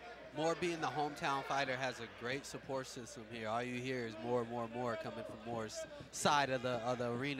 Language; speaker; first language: English; native; English